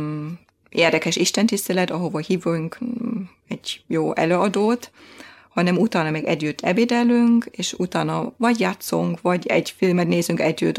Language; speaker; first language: Hungarian; non-native, fluent; German